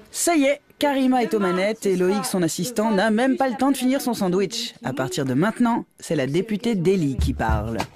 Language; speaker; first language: French; native; French